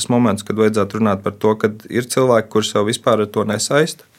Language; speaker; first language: Latvian; native; Latvian